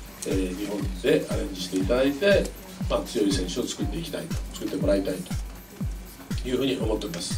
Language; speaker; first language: Japanese; native; Japanese